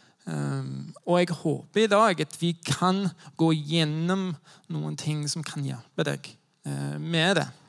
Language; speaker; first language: Norwegian; non-native, fluent; English